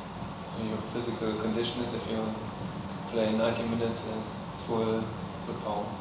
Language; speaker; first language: English; non-native, fluent; Italian